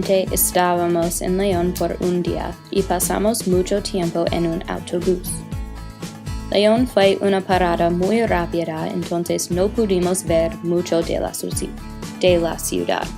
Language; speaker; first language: Spanish; non-native, learner; English